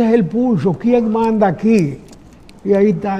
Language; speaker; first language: Spanish; native; Spanish